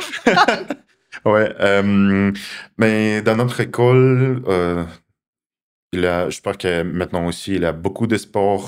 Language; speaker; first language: French; non-native, fluent; Russian